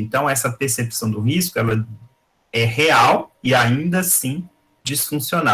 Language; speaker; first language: Portuguese; native; Portuguese